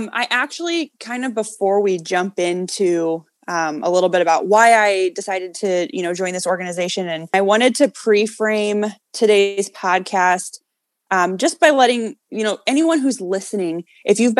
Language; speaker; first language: English; native; English